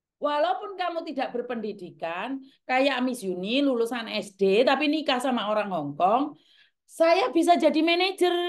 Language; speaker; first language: Indonesian; non-native, local second language; Javanese